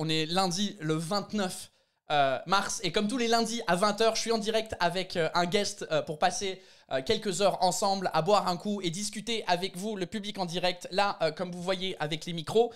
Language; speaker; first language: French; non-native, fluent; English